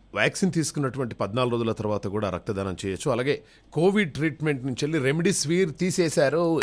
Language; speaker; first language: Telugu; native; Telugu